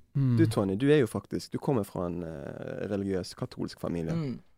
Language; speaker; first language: Norwegian; native; Norwegian